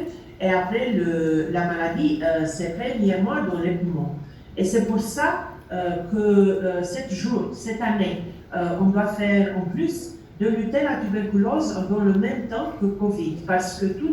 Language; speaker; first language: French; non-native, learner; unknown